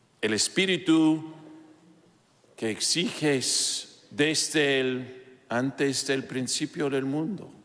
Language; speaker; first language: Spanish; non-native, fluent; English